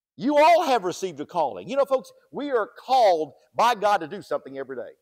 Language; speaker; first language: English; native; English